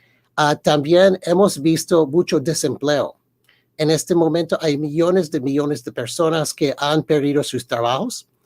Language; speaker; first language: Spanish; early bilingual, heritage; Spanish